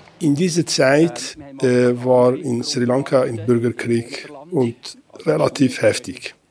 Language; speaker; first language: German; non-native, fluent; Kurdish